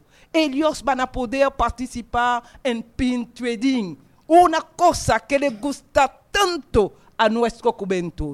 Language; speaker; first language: Spanish; non-native, fluent; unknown